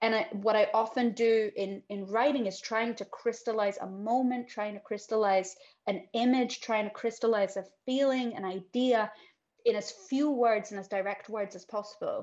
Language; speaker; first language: English; non-native, fluent; Swedish